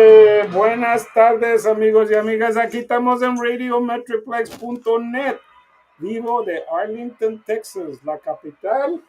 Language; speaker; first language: Spanish; non-native, learner; English